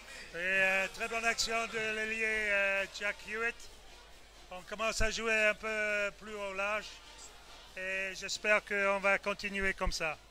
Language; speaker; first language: French; non-native, fluent; English